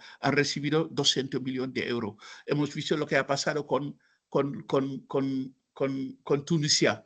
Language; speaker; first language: Spanish; non-native, fluent; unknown